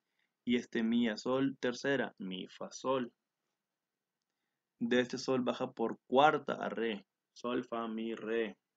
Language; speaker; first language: Spanish; native; Spanish